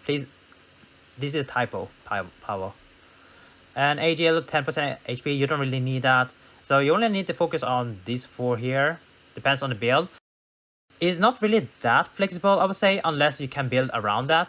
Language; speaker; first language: English; non-native, fluent; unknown